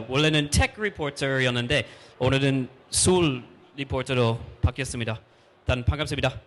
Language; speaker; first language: Korean; non-native, fluent; English